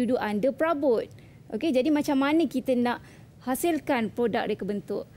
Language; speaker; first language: Malay; native; Malay